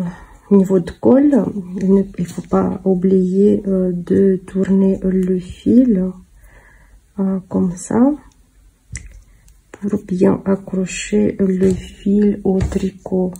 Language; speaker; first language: French; non-native, fluent; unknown